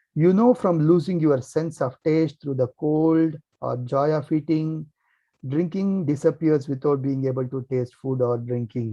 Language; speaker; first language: English; non-native, local second language; Kannada